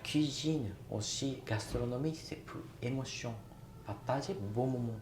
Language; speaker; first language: French; non-native, learner; Japanese